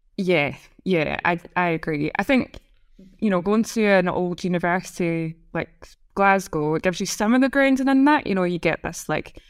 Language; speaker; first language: English; native; English